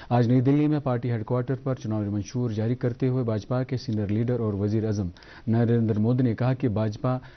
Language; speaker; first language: Hindi; non-native, local second language; Kashmiri